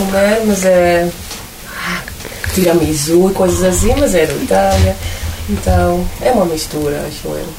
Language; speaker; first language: Portuguese; non-native, fluent; Dutch